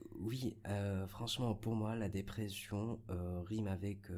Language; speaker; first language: French; non-native, local second language; Arabic